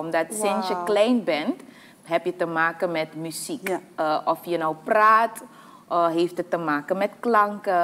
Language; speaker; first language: Dutch; native; Dutch